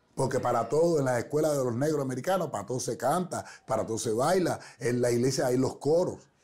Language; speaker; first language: Spanish; native; Spanish